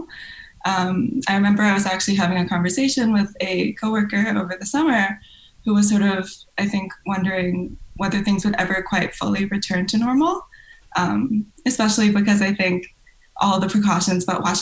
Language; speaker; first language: English; non-native, local second language; Cantonese